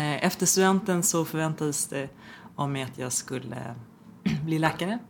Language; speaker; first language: Swedish; early bilingual, other home language; Persian